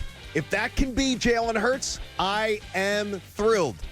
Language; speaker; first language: English; native; English